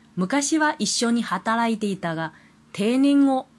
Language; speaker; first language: Japanese; non-native, fluent; Chinese